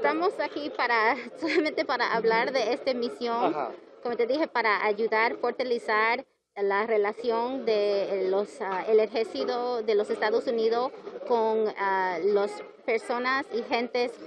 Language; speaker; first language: Spanish; non-native, learner; English